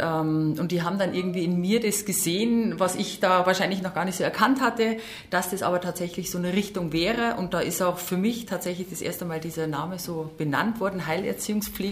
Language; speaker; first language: German; native; German